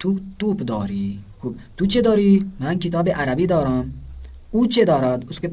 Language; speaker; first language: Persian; non-native, fluent; Urdu